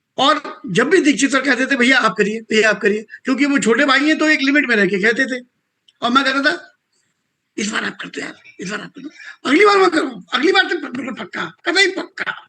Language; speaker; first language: Hindi; native; Hindi